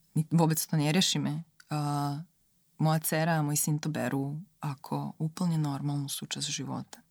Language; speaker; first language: Slovak; non-native, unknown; Serbian